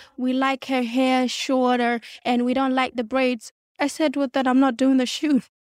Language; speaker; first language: English; early bilingual, other home language; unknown